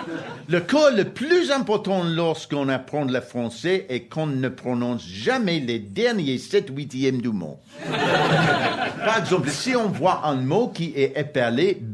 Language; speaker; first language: French; non-native, learner; English